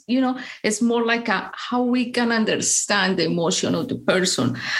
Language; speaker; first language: English; non-native, fluent; Spanish